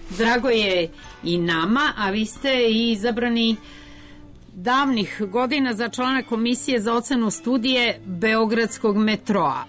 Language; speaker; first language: Serbian; native; Serbian